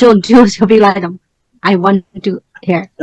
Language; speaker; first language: English; non-native, learner; Bangla